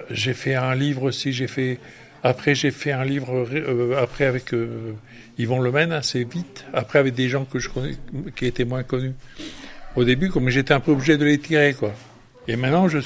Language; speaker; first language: French; native; French